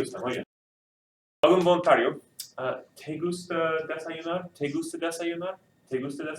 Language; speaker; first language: Spanish; non-native, fluent; English